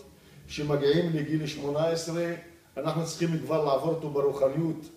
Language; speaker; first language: Hebrew; non-native, local second language; Arabic